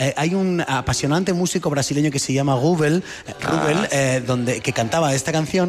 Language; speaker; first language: Spanish; native; Spanish